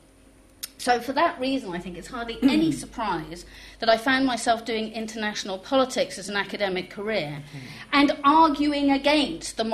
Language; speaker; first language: English; non-native, local second language; French